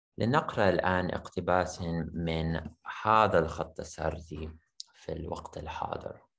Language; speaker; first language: Arabic; non-native, fluent; English